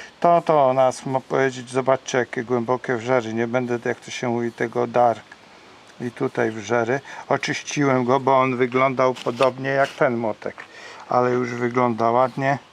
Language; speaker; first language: Polish; native; Polish